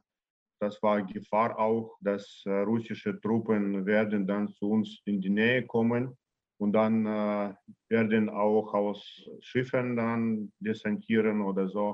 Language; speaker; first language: German; non-native, learner; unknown